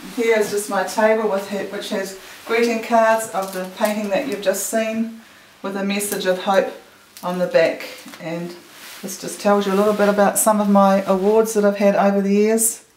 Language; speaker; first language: English; native; English